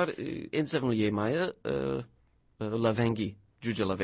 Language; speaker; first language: Azerbaijani; non-native, learner; English